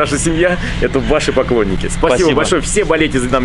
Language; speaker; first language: Russian; native; Russian